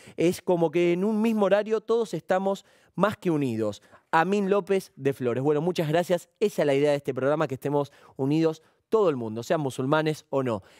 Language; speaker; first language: Spanish; native; Spanish